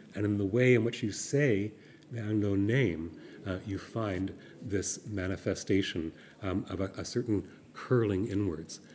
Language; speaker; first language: English; native; English